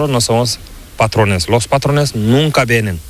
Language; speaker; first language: Spanish; non-native, learner; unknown